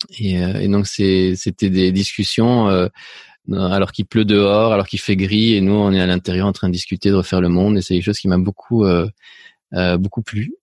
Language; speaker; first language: French; early bilingual, other home language; Spanish